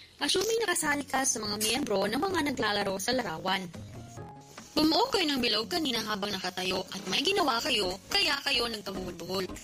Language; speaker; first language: Filipino; non-native, local second language; Hiligaynon